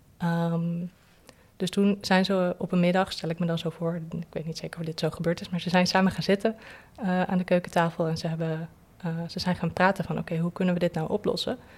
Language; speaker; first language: Dutch; native; Dutch